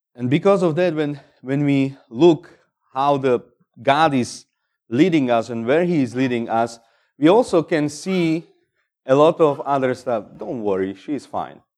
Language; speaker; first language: English; non-native, fluent; Slovak